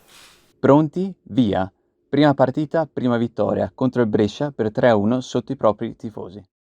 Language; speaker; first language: Italian; native; Italian